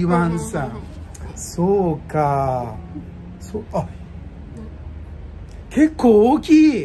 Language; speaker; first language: Japanese; native; Japanese